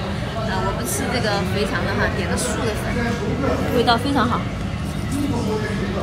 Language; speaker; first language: Chinese; native; Chinese